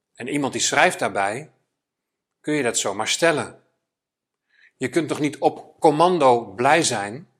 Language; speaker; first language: Dutch; native; Dutch